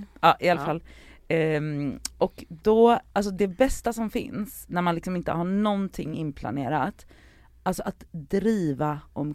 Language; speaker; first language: Swedish; native; Swedish